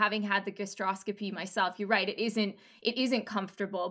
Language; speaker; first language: English; native; English